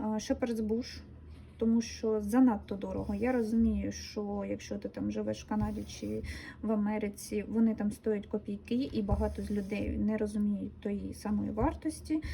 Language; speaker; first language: Ukrainian; non-native, local second language; Russian